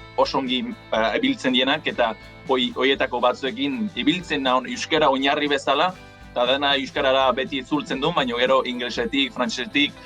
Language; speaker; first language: Basque; non-native, fluent; English